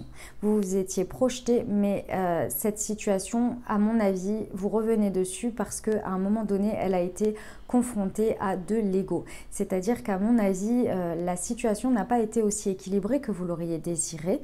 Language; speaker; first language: French; native; French